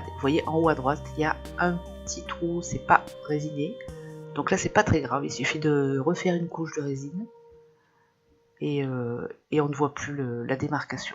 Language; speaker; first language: French; native; French